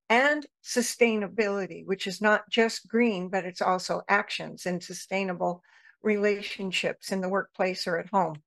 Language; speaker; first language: English; native; English